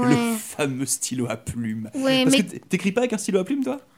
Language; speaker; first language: French; native; French